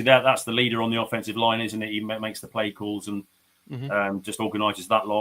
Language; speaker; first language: English; native; English